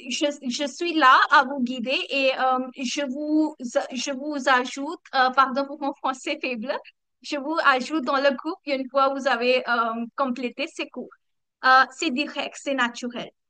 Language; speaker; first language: French; non-native, learner; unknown